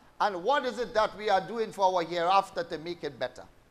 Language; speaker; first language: English; native; English